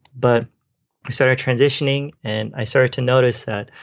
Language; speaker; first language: English; native; English